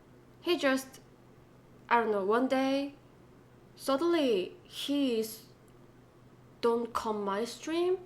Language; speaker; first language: English; non-native, learner; Korean